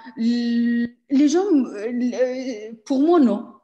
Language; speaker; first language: French; non-native, learner; Persian